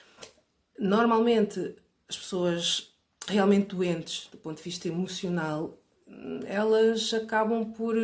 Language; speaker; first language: Portuguese; native; Portuguese